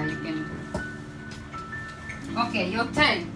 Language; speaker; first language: English; non-native, learner; Indonesian